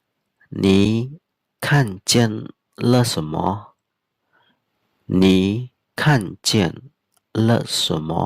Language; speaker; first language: Chinese; non-native, fluent; Khmer